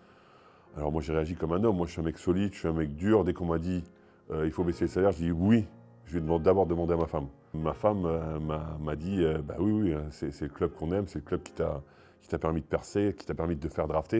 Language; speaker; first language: French; native; French